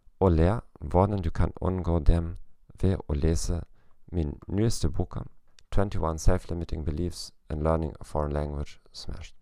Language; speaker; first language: Norwegian; non-native, learner; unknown